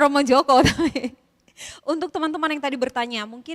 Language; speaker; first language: Indonesian; native; Indonesian